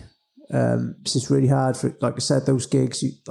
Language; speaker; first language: English; native; English